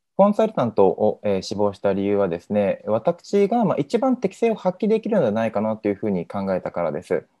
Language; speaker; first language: Japanese; native; Japanese